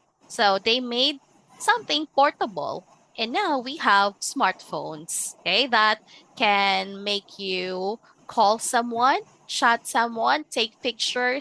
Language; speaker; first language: English; non-native, fluent; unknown